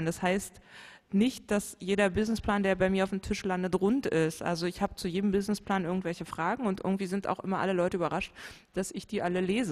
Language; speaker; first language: German; native; German